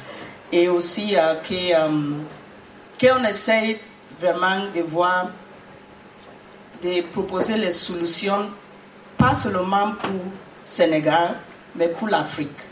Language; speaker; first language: French; non-native, learner; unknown